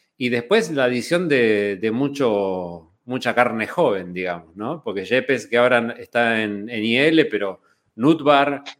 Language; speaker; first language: Spanish; native; Spanish